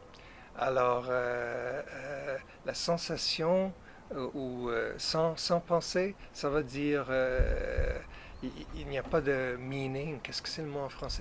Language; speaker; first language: French; non-native, fluent; English